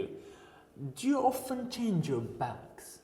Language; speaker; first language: English; non-native, fluent; Uzbek